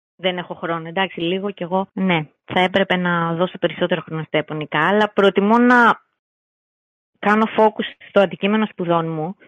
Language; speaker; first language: Greek; native; Greek